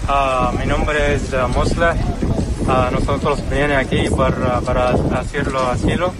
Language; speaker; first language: Spanish; non-native, learner; Arabic